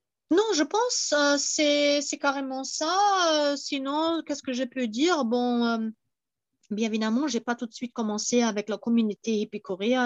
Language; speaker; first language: French; non-native, fluent; German